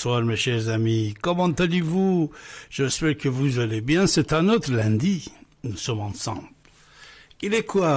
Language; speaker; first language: French; non-native, fluent; Persian